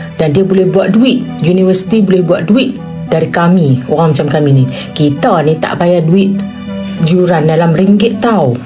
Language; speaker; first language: Malay; non-native, fluent; Thai